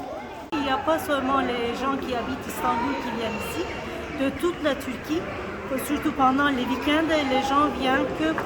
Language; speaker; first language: French; non-native, fluent; Turkish